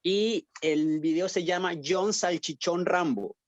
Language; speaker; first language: Spanish; native; Spanish